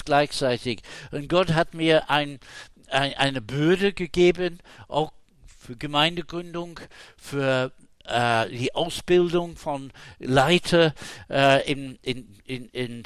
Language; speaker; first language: German; non-native, fluent; English